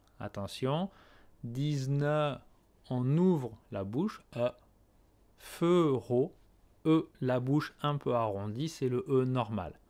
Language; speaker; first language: French; native; French